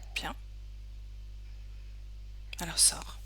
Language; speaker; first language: French; native; French